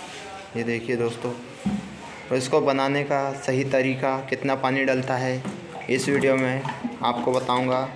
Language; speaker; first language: Hindi; native; Hindi